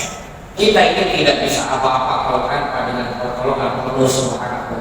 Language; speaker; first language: Indonesian; non-native, local second language; Sundanese